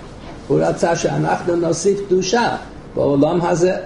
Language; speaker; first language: Hebrew; non-native, fluent; English